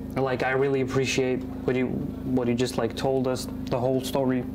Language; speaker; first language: English; non-native, fluent; Georgian